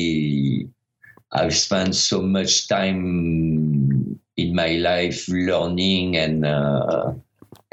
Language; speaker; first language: English; non-native, fluent; French